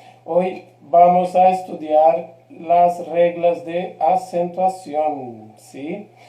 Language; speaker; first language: Spanish; non-native, fluent; Portuguese